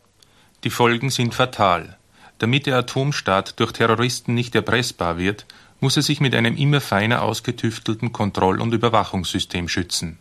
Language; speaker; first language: German; native; German